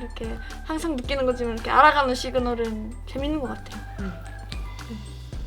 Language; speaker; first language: Korean; native; Korean